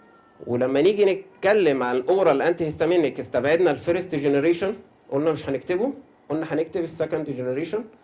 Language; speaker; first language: Arabic; native; Arabic